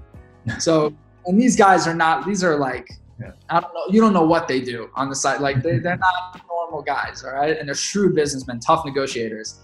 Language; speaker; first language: English; native; English